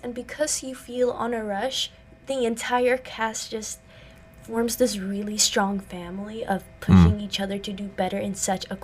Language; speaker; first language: English; non-native, fluent; Spanish